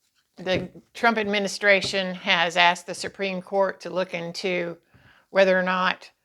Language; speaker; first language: English; native; English